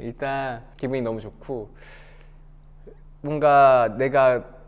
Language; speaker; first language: Korean; native; Korean